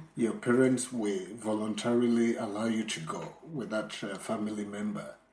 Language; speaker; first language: English; non-native, local second language; Yoruba